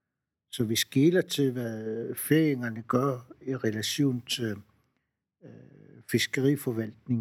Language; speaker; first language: Danish; non-native, local second language; Kalaallisut